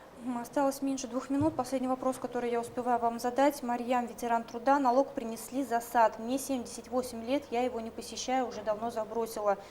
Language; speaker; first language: Russian; native; Russian